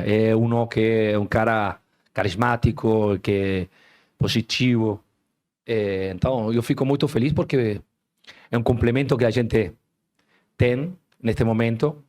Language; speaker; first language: Portuguese; non-native, fluent; Spanish